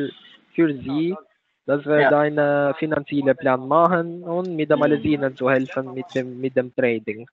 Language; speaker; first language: German; non-native, learner; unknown